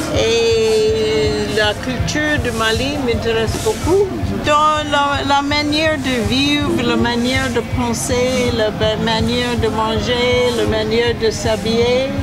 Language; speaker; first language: French; non-native, fluent; English